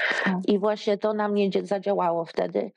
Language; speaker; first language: Polish; early bilingual, heritage; Polish